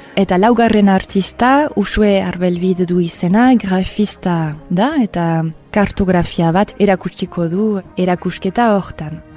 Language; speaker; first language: Basque; non-native, fluent; English